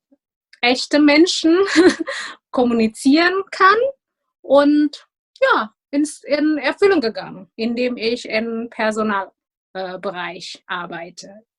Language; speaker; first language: German; non-native, fluent; Indonesian